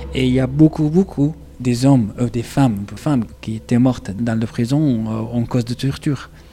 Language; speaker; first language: French; non-native, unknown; Arabic